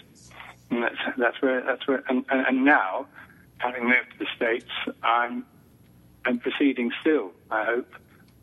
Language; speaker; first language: English; native; English